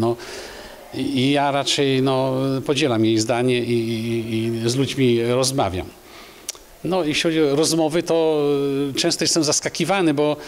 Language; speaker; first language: Polish; native; Polish